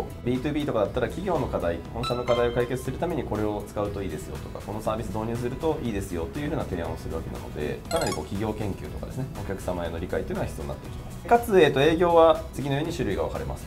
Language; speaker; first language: Japanese; native; Japanese